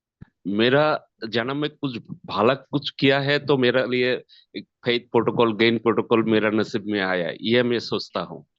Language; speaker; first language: Hindi; non-native, learner; Bangla